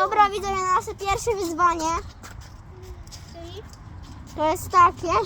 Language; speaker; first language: Polish; native; Polish